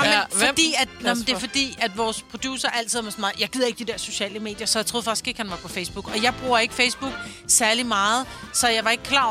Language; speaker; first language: Danish; native; Danish